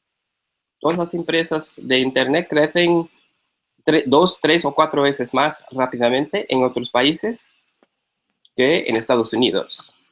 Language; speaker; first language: Spanish; non-native, fluent; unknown